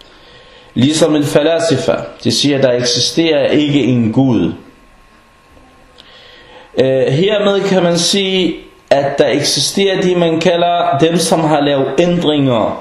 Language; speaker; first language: Danish; non-native, fluent; Arabic